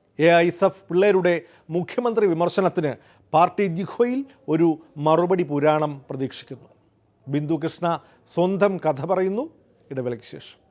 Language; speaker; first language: Malayalam; native; Malayalam